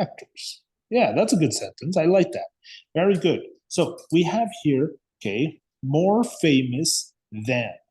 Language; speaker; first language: English; non-native, fluent; Spanish